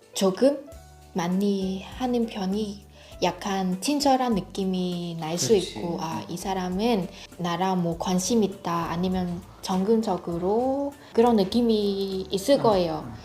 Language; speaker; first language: Korean; non-native, fluent; Vietnamese